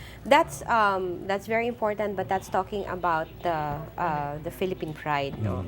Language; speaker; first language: English; non-native, local second language; Filipino